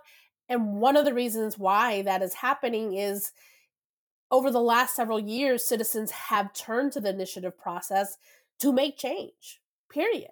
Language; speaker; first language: English; native; English